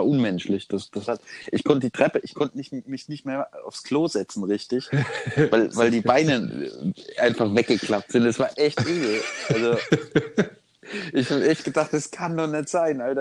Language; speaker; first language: German; native; German